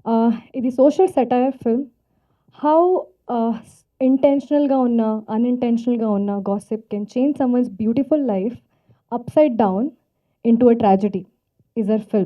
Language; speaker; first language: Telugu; non-native, fluent; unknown